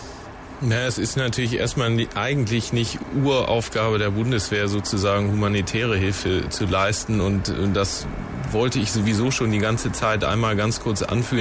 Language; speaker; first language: German; native; German